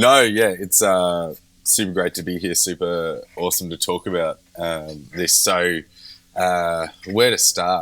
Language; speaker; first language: English; native; English